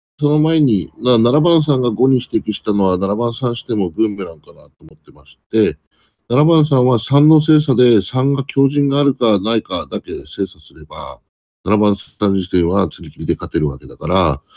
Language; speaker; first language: Japanese; native; Japanese